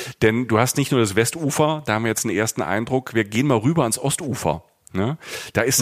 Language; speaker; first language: German; native; German